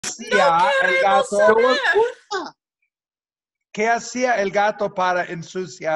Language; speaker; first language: Spanish; non-native, fluent; English